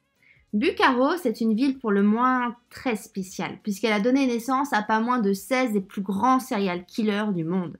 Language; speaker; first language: French; native; French